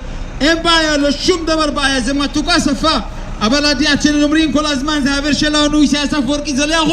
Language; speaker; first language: Hebrew; non-native, learner; Tigrinya